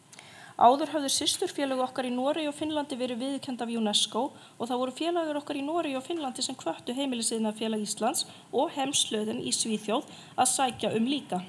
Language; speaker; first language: Icelandic; native; Icelandic